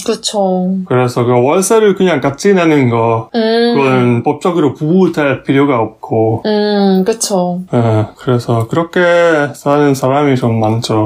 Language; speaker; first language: Korean; non-native, fluent; Hungarian